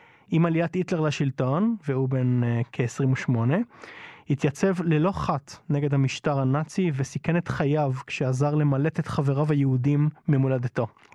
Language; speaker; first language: Hebrew; native; Hebrew